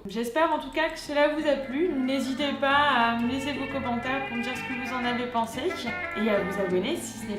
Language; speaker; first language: French; native; French